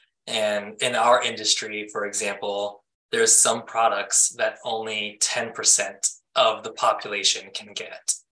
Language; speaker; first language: English; native; English